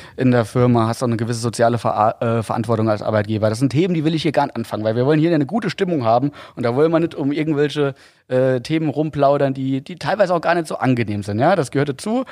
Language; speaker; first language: German; native; German